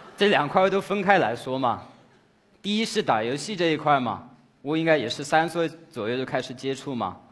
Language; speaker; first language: Chinese; non-native, fluent; English